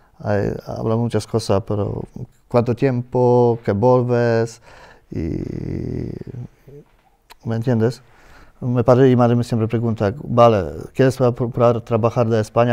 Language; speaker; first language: Spanish; non-native, learner; Polish